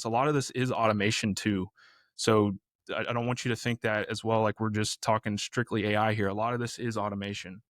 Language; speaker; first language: English; native; English